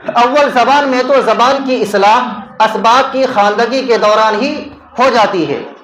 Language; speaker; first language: Urdu; native; Urdu